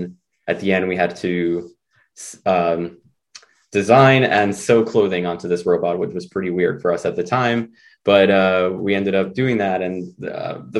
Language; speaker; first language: English; early bilingual, other home language; Spanish